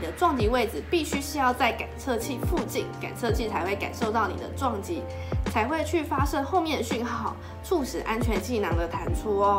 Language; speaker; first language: Chinese; native; Chinese